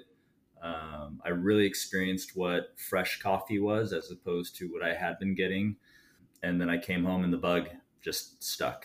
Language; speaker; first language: English; native; English